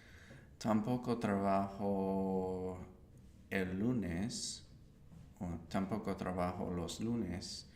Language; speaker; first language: Spanish; non-native, learner; English